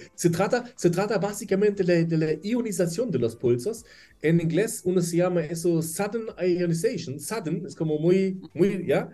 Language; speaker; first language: Spanish; non-native, fluent; German